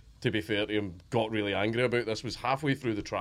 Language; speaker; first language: English; native; English